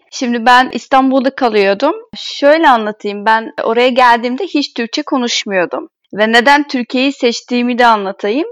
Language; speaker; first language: Turkish; non-native, fluent; Hungarian